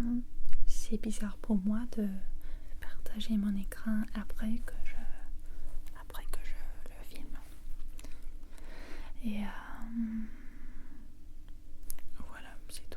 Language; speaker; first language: French; non-native, fluent; English